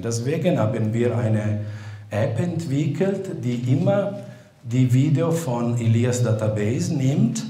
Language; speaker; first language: German; non-native, fluent; Italian